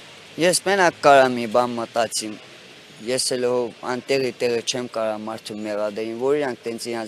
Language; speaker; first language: Armenian; native; Armenian